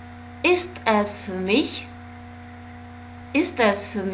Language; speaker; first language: German; non-native, fluent; Russian